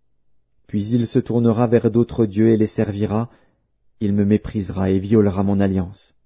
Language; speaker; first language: French; native; French